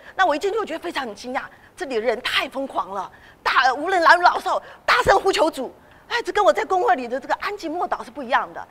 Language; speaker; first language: Chinese; native; Chinese